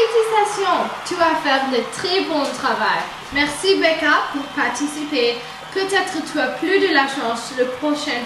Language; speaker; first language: French; non-native, learner; English